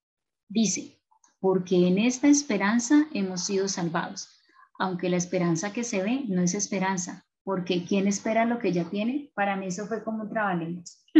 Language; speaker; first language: Spanish; native; Spanish